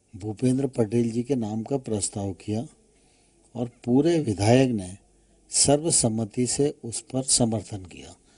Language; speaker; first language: Hindi; native; Hindi